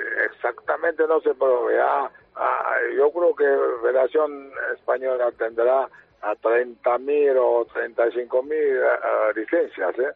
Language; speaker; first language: Spanish; non-native, fluent; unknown